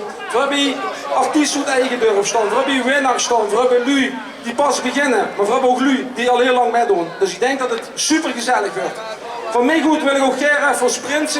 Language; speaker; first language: Dutch; non-native, local second language; Limburgish